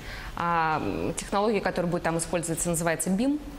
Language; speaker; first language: Russian; native; Russian